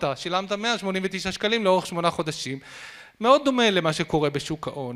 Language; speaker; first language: Hebrew; native; Hebrew